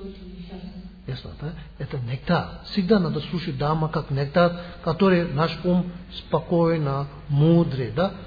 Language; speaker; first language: Russian; non-native, learner; Tibetan